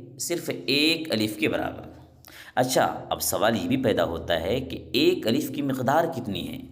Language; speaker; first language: Urdu; native; Urdu